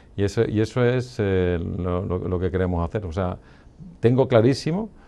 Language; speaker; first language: Spanish; native; Spanish